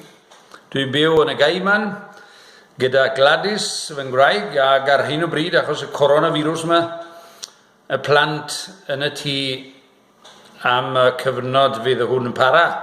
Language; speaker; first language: Welsh; early bilingual, heritage; Welsh